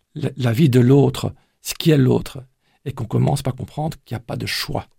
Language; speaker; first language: French; native; French